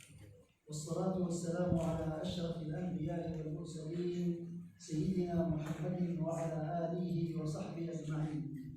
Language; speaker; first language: Arabic; native; Arabic